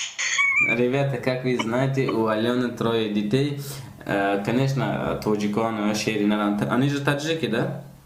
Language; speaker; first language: Russian; non-native, learner; Tajik